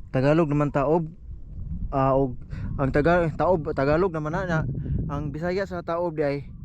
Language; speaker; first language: Filipino; non-native, local second language; Cebuano